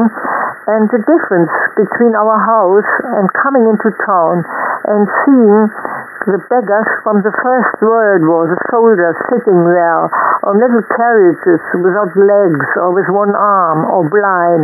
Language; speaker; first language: English; non-native, fluent; German